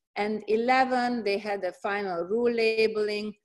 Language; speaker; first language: English; non-native, fluent; Hungarian